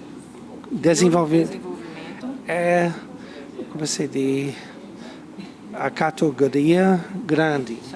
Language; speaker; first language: Portuguese; non-native, fluent; English